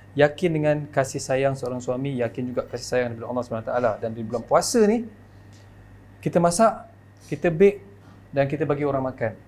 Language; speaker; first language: Malay; native; Malay